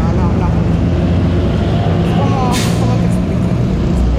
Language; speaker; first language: Spanish; native; Spanish